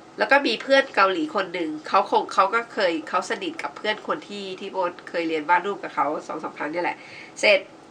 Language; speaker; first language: Thai; native; Thai